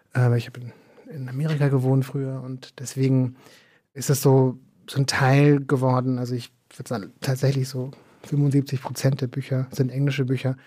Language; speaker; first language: German; native; German